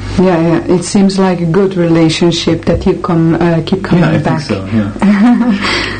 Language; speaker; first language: English; non-native, fluent; Dutch